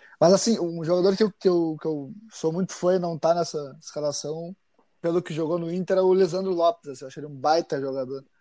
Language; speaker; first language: Portuguese; native; Portuguese